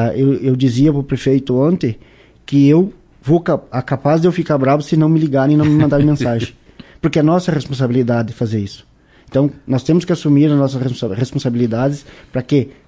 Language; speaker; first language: Portuguese; native; Portuguese